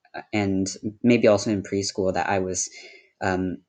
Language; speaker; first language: English; early bilingual, other home language; Wu Chinese